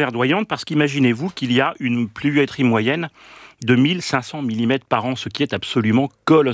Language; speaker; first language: French; native; French